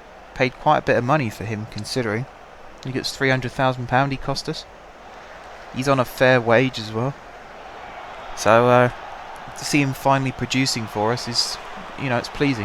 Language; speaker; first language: English; native; English